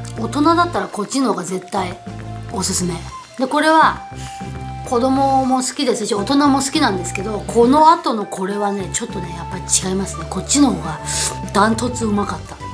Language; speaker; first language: Japanese; non-native, fluent; Korean